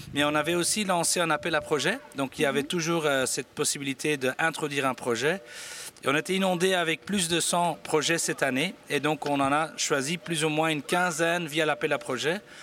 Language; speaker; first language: French; native; French